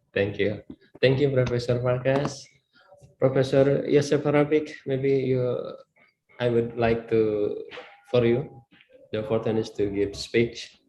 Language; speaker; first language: English; non-native, learner; Indonesian